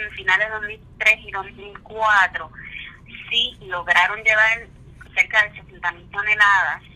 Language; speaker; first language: Spanish; native; Spanish